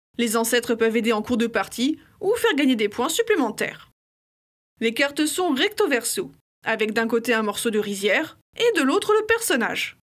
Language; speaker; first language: French; native; French